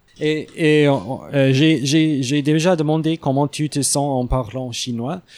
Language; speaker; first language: French; non-native, learner; English